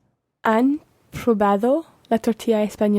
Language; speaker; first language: Spanish; non-native, learner; English